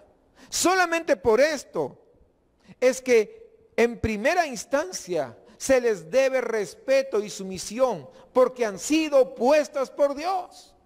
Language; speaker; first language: Spanish; native; Spanish